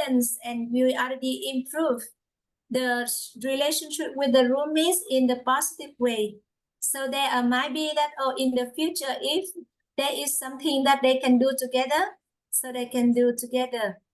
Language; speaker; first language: English; non-native, fluent; Vietnamese